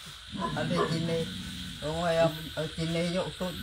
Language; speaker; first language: Indonesian; non-native, local second language; Hakka Chinese